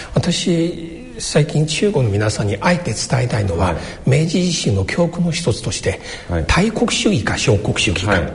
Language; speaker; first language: Japanese; non-native, fluent; Chinese